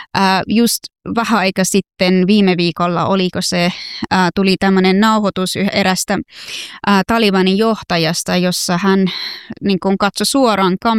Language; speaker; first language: Finnish; non-native, fluent; Persian